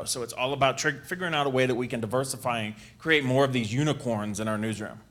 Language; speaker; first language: English; native; English